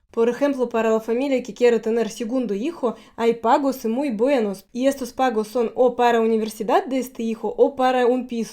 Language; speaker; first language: Spanish; non-native, learner; Russian